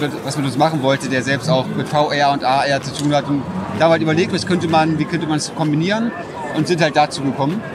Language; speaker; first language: German; native; German